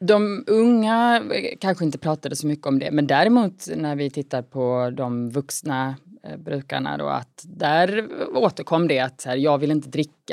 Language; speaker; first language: Swedish; native; Swedish